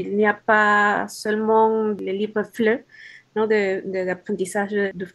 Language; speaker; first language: French; non-native, learner; Spanish